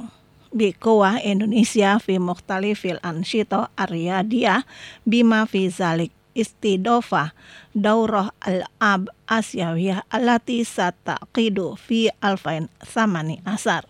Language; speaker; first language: Arabic; non-native, fluent; Indonesian